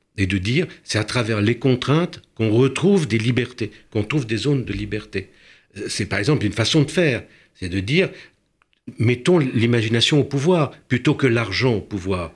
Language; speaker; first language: French; early bilingual, other home language; Romanian